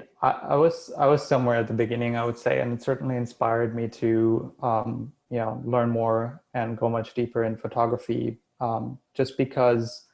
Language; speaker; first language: English; non-native, fluent; German